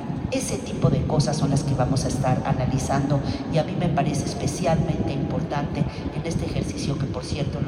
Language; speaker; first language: Spanish; native; Spanish